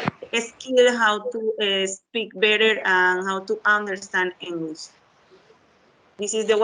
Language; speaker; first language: English; non-native, learner; Spanish